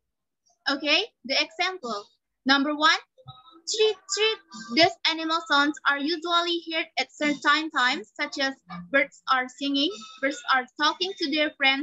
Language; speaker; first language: English; non-native, learner; Indonesian